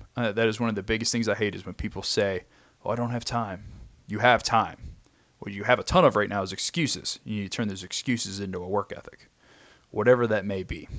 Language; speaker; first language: English; native; English